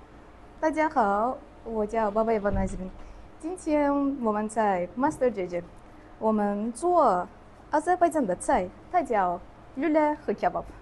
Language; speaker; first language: Chinese; non-native, fluent; Azerbaijani